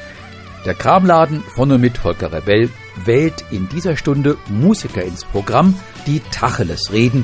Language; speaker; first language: German; native; German